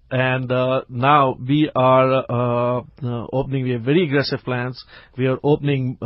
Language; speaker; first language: English; non-native, local second language; Urdu